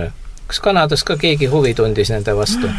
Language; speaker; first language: Estonian; native; Estonian